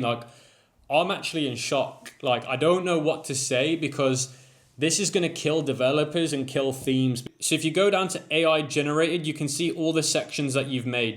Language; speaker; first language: English; native; English